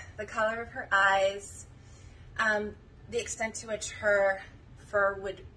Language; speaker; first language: English; native; English